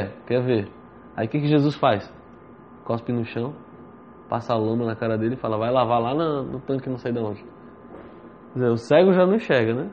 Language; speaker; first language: Portuguese; native; Portuguese